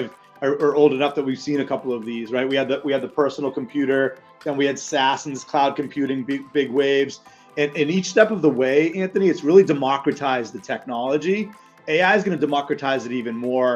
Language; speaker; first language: English; native; English